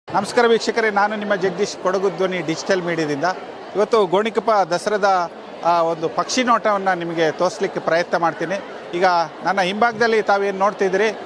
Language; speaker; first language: Kannada; non-native, local second language; Kodava